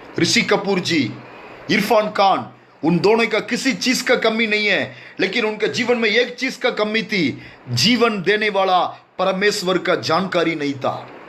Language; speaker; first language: Hindi; non-native, local second language; Tamil